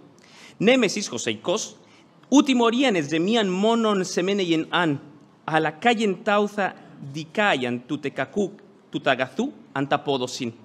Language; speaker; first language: Greek; non-native, fluent; Spanish